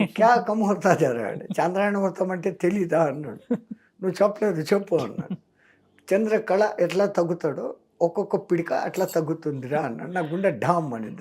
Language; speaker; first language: Telugu; non-native, local second language; Hindi